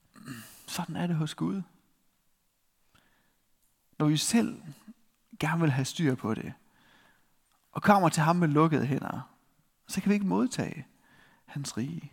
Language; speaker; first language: Danish; native; Danish